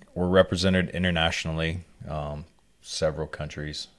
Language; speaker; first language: English; native; English